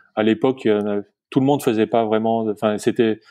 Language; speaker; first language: French; native; French